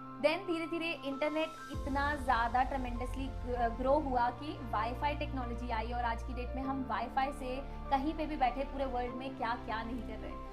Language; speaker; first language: Hindi; native; Hindi